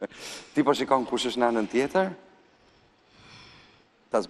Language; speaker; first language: Albanian; native; Albanian